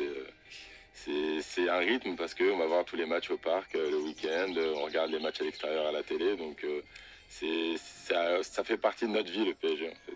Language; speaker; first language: French; native; French